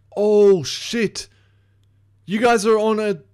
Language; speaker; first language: English; native; English